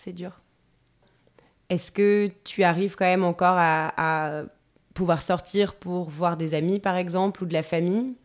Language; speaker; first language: French; native; French